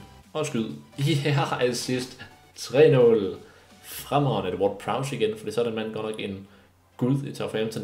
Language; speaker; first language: Danish; native; Danish